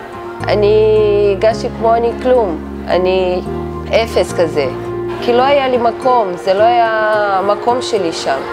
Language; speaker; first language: Hebrew; non-native, learner; Portuguese